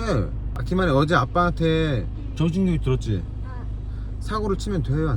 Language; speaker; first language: Korean; native; Korean